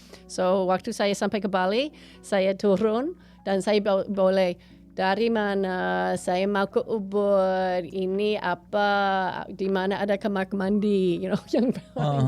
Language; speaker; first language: Indonesian; non-native, fluent; English